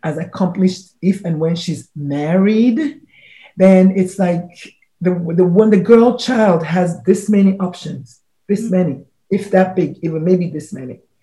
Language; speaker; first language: English; non-native, local second language; Igbo